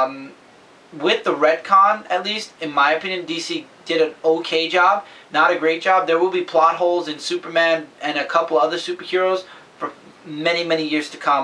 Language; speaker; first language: English; native; English